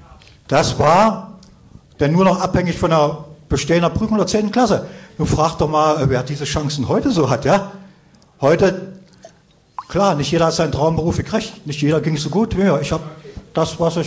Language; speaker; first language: German; native; German